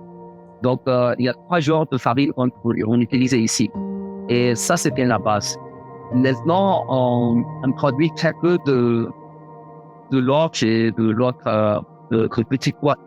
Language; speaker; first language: French; non-native, fluent; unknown